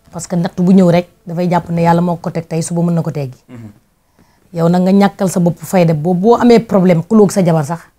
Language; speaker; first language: Wolof; native; Wolof